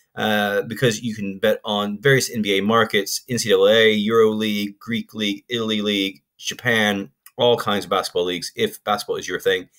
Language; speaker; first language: English; native; English